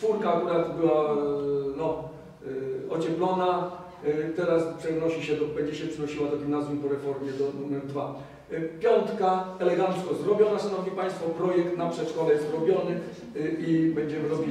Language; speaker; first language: Polish; native; Polish